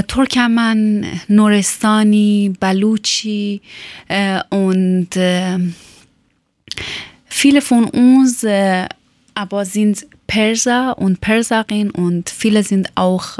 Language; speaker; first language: German; non-native, local second language; Persian